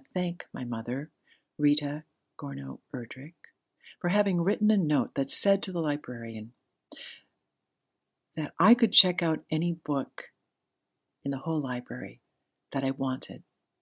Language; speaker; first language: English; native; English